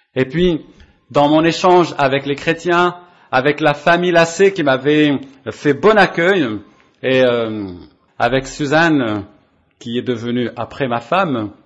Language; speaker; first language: French; non-native, local second language; Arabic